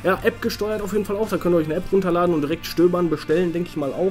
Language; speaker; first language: German; native; German